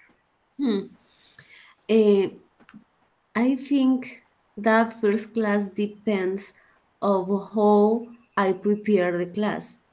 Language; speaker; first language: English; non-native, learner; Spanish